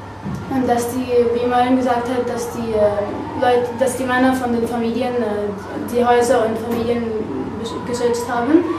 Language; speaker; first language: German; non-native, fluent; Arabic